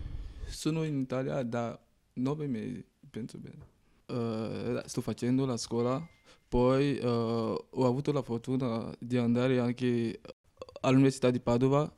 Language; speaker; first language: Italian; non-native, learner; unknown